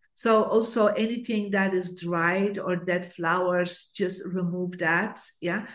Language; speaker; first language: English; non-native, fluent; Dutch